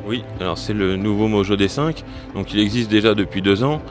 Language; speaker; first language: French; native; French